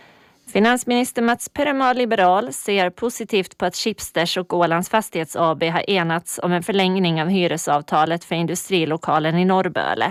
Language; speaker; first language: Swedish; native; Swedish